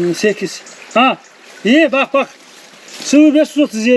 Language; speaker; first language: Turkish; native; Turkish